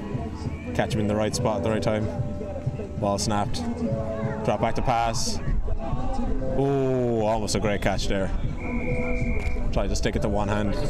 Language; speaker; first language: English; native; English